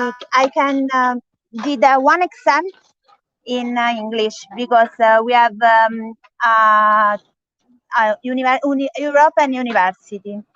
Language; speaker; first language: English; non-native, learner; Italian